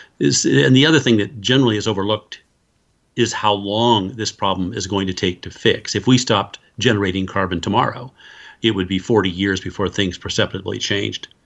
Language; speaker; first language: English; native; English